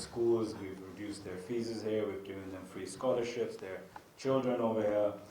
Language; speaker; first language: English; non-native, local second language; Urdu